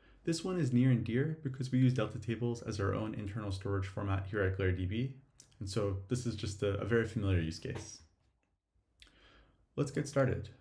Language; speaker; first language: English; native; English